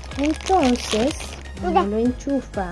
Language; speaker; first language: Spanish; native; Spanish